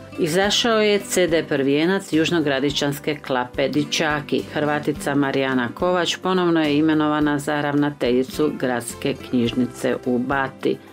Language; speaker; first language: Croatian; early bilingual, heritage; Croatian